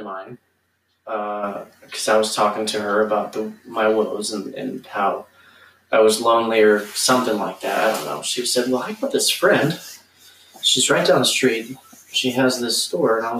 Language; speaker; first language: English; native; English